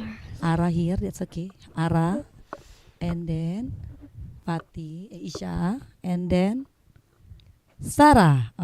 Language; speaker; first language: English; non-native, learner; Indonesian